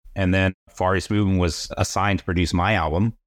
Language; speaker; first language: English; native; English